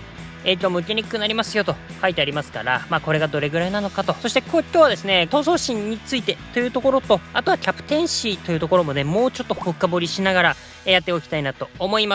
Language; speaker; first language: Japanese; native; Japanese